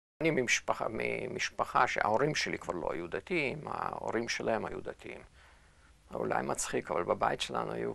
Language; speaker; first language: Hebrew; non-native, fluent; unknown